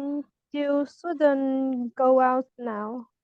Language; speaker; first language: English; non-native, learner; Vietnamese